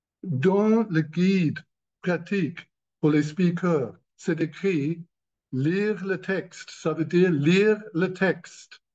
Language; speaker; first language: French; non-native, learner; English